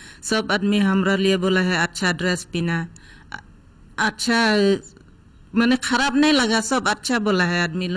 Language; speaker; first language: Hindi; non-native, local second language; Khasi